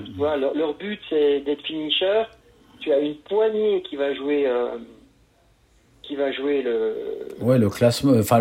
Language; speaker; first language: French; native; French